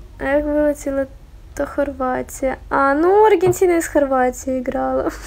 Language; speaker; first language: Russian; native; Russian